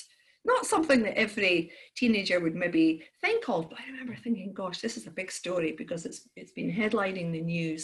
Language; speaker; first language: English; native; English